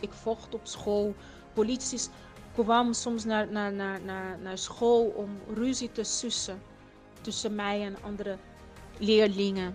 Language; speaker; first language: Dutch; early bilingual, other home language; Portuguese